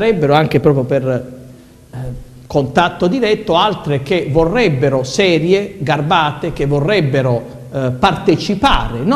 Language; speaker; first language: Italian; native; Italian